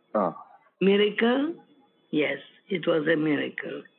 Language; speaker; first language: English; non-native, fluent; Ukrainian